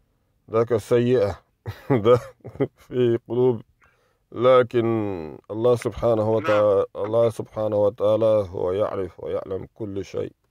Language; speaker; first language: Arabic; non-native, fluent; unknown